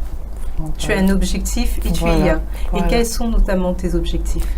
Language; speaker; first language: French; native; French